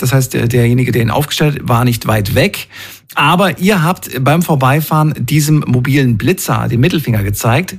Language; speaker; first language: German; native; German